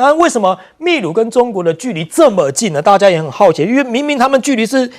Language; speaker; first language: Chinese; native; Chinese